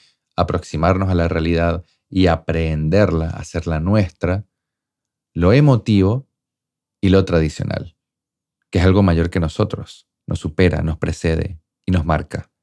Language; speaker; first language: Spanish; native; Spanish